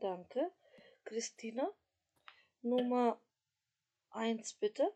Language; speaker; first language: German; non-native, fluent; Macedonian